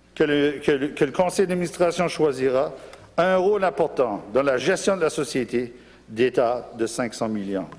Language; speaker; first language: French; non-native, local second language; English